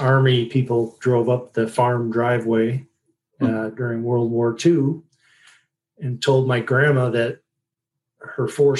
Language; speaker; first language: English; native; English